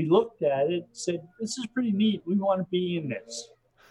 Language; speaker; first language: English; native; English